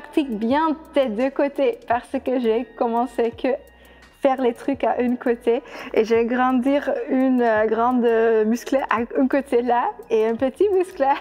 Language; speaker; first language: French; non-native, fluent; Dutch